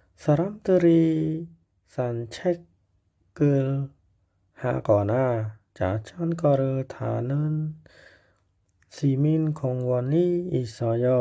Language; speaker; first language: Korean; non-native, fluent; Khmer